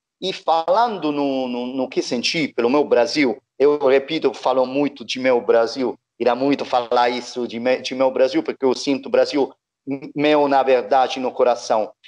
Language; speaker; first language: Portuguese; non-native, fluent; Italian